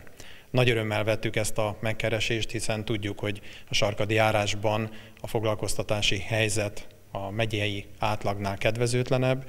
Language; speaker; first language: Hungarian; native; Hungarian